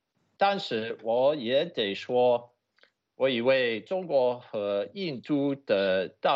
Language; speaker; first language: Chinese; non-native, fluent; English